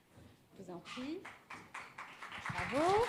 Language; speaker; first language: French; native; French